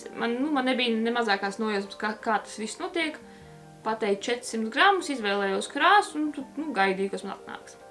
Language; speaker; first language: Latvian; native; Latvian